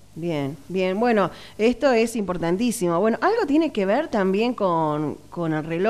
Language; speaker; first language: Spanish; native; Spanish